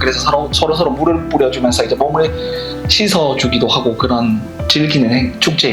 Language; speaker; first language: Korean; native; Korean